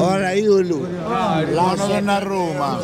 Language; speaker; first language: Italian; native; Italian